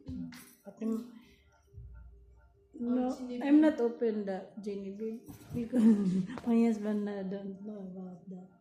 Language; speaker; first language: English; non-native, local second language; Filipino